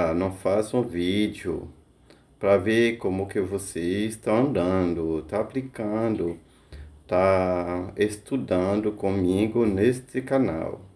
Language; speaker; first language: Portuguese; non-native, fluent; Haitian Creole